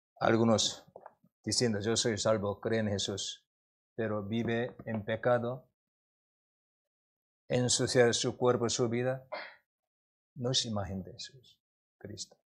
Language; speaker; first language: Spanish; non-native, learner; Korean